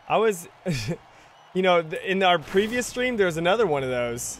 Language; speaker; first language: English; native; English